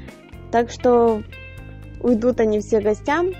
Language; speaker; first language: Russian; native; Russian